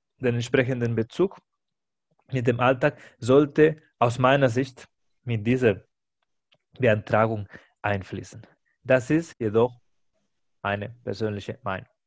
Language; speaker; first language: German; non-native, fluent; Spanish